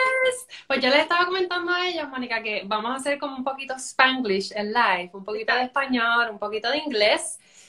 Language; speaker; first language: Spanish; native; Spanish